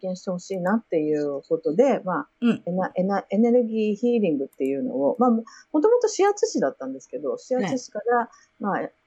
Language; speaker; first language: Japanese; native; Japanese